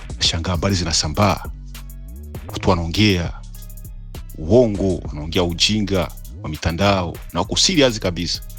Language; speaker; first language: Swahili; non-native, local second language; Rundi